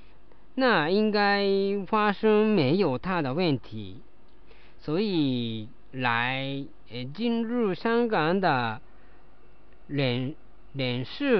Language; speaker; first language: Chinese; non-native, learner; Japanese